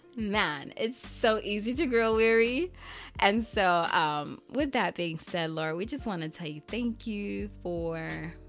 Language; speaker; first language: English; early bilingual, other home language; Haitian Creole